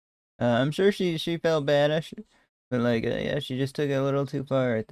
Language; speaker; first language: English; native; English